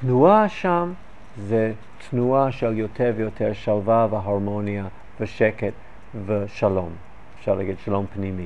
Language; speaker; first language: Hebrew; non-native, fluent; English